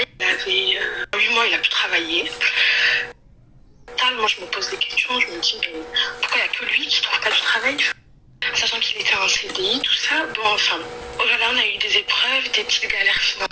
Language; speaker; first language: French; early bilingual, other home language; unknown